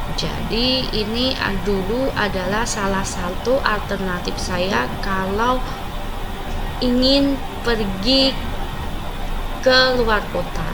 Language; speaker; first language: Indonesian; non-native, local second language; Javanese